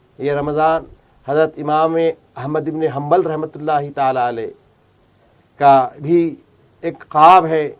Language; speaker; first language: Urdu; native; Urdu